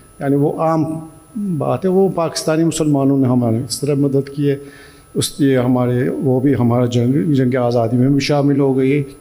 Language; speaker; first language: Urdu; non-native, fluent; Turkish